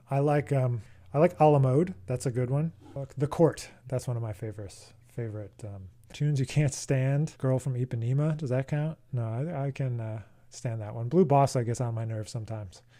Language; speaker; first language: English; native; English